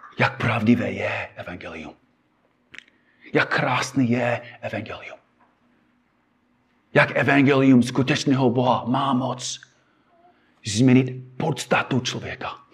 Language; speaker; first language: Czech; non-native, fluent; English